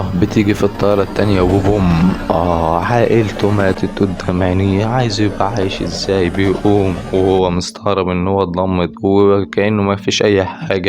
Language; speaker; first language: Arabic; native; Arabic